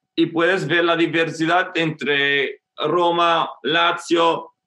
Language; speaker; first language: Spanish; non-native, fluent; English